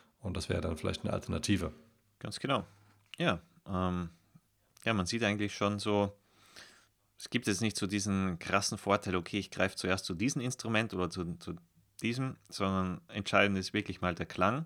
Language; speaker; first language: German; native; German